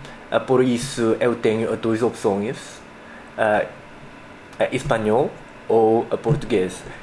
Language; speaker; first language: Portuguese; non-native, learner; Korean